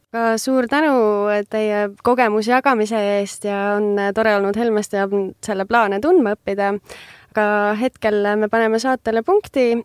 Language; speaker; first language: Estonian; native; Estonian